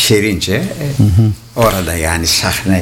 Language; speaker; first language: Turkish; non-native, local second language; Greek